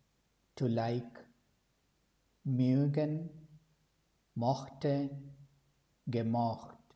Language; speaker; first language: German; non-native, fluent; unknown